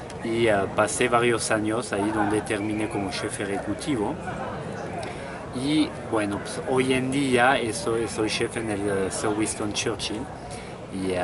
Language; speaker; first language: Spanish; non-native, fluent; French